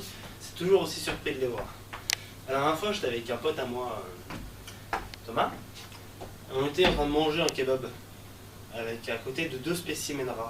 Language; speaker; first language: French; native; French